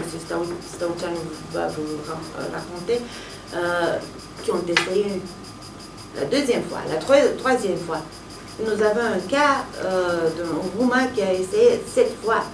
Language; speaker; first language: French; non-native, fluent; Romanian